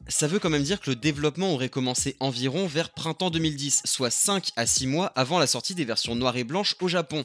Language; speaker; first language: French; native; French